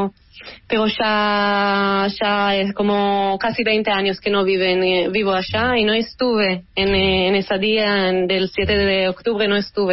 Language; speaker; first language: Spanish; early bilingual, heritage; Hebrew